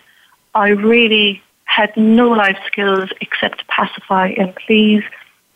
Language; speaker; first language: English; native; English